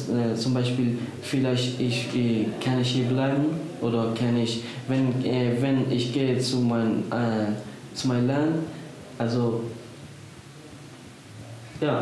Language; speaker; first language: German; non-native, learner; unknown